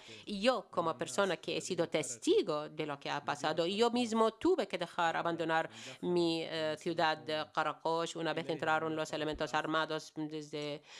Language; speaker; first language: Spanish; non-native, fluent; Arabic